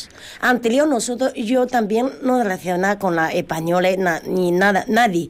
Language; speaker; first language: Spanish; non-native, learner; Chinese